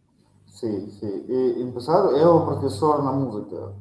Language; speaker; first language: Portuguese; non-native, learner; Russian